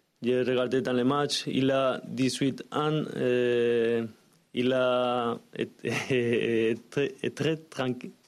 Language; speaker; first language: French; non-native, learner; Spanish